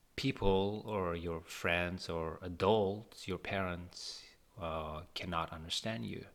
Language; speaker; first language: English; non-native, fluent; Uzbek